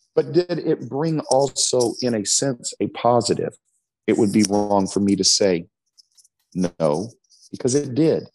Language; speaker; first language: English; native; English